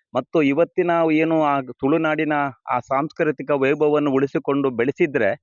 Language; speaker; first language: Kannada; non-native, local second language; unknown